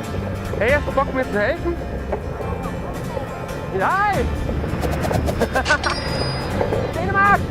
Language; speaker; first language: German; native; German